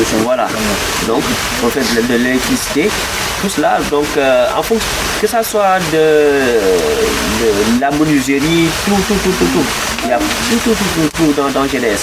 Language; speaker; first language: French; non-native, local second language; Wolof